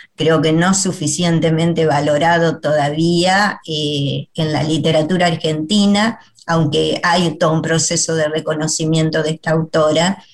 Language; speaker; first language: Spanish; native; Spanish